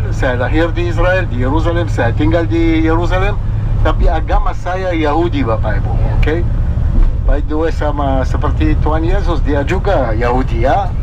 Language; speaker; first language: Indonesian; non-native, fluent; Hebrew